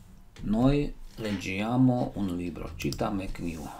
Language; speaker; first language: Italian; non-native, learner; Slovak